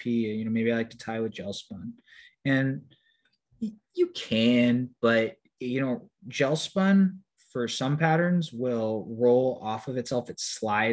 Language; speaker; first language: English; native; English